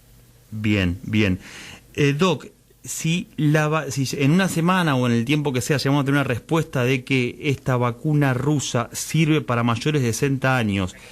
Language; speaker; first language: Spanish; native; Spanish